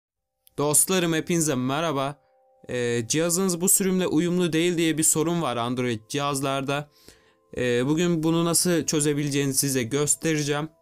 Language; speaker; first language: Turkish; native; Turkish